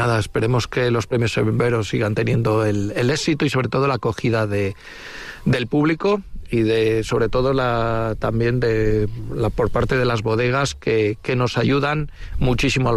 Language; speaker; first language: Spanish; native; Spanish